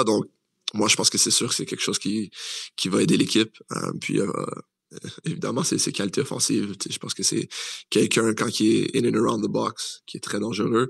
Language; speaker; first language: French; native; French